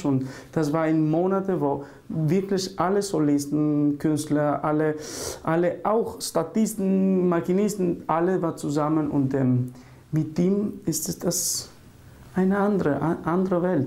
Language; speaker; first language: German; non-native, learner; Albanian